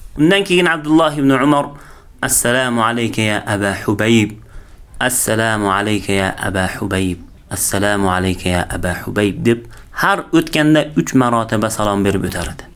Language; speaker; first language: Uzbek; native; Uzbek